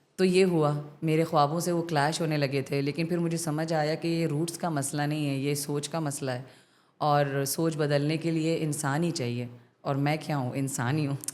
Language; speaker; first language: Urdu; non-native, local second language; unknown